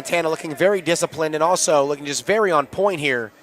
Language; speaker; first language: English; native; English